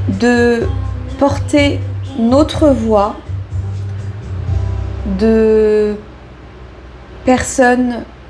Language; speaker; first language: French; native; French